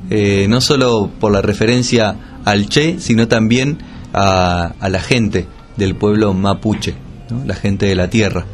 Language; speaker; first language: Spanish; native; Spanish